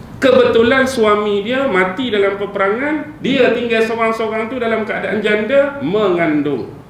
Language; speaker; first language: Malay; native; Malay